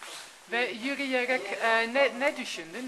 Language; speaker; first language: Turkish; non-native, fluent; Dutch